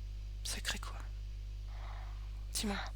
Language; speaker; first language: French; native; French